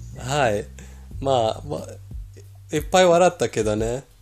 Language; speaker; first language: Japanese; non-native, fluent; Persian